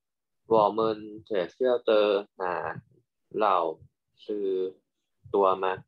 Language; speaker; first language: Chinese; non-native, learner; Thai